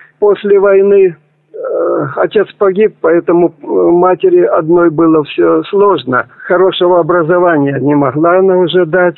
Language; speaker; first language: Russian; native; Russian